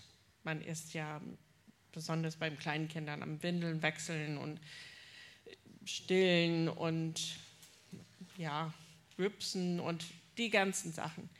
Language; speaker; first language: German; non-native, fluent; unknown